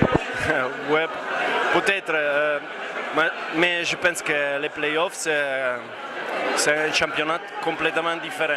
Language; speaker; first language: French; non-native, fluent; Italian